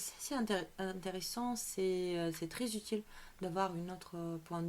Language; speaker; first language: French; non-native, fluent; Bulgarian